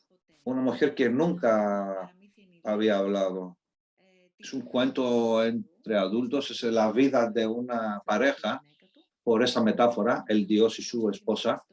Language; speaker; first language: Spanish; non-native, fluent; Greek